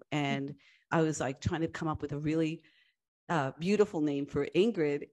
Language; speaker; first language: English; early bilingual, other home language; Spanish